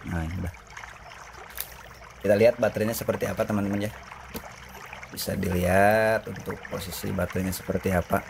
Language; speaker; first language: Indonesian; native; Indonesian